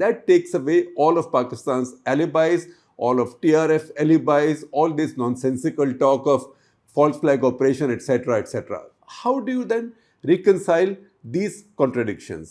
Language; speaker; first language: English; non-native, local second language; Hindi